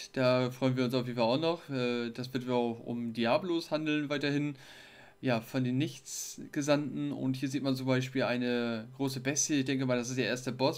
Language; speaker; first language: German; native; German